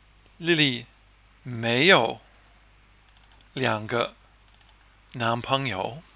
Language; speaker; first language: Chinese; non-native, fluent; English